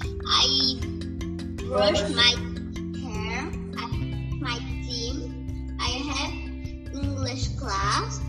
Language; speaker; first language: English; non-native, learner; Portuguese